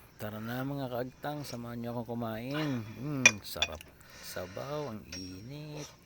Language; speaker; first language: Filipino; non-native, local second language; Cebuano